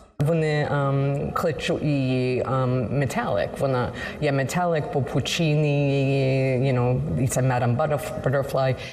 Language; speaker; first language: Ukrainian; early bilingual, heritage; Ukrainian